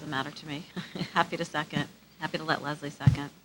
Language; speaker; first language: English; native; English